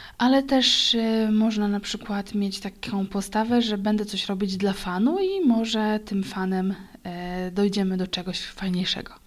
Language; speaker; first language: Polish; native; Polish